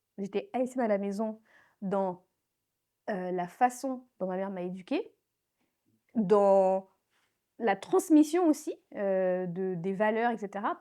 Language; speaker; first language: French; early bilingual, other home language; Haitian Creole